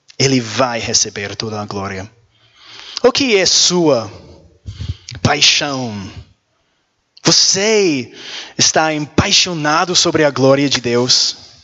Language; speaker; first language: Portuguese; non-native, learner; English